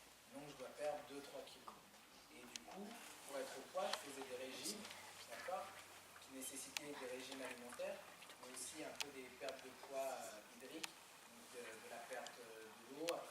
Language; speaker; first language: French; native; French